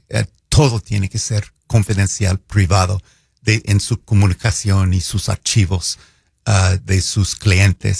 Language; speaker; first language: Spanish; non-native, fluent; English